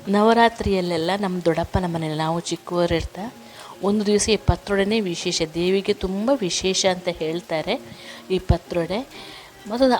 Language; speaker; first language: Kannada; non-native, local second language; Tulu